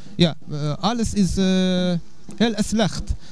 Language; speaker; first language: Dutch; non-native, learner; Persian